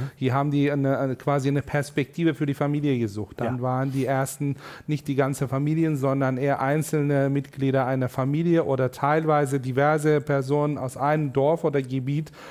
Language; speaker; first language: German; non-native, fluent; Turkish